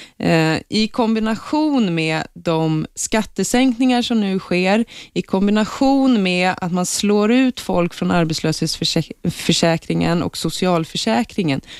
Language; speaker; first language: Swedish; native; Swedish